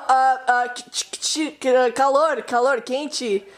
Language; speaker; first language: Portuguese; non-native, fluent; English